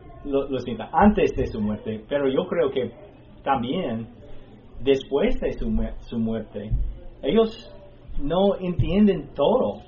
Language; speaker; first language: Spanish; non-native, fluent; English